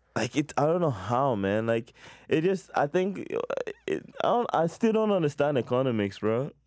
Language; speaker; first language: English; non-native, local second language; Igbo